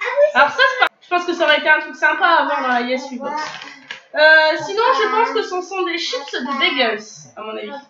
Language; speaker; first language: French; native; French